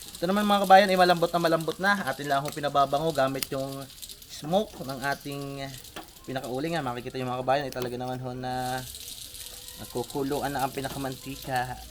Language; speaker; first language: Filipino; native; Filipino